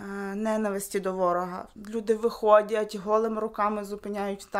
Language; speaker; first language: Polish; non-native, learner; Ukrainian